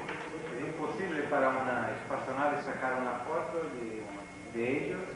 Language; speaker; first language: Spanish; non-native, learner; Portuguese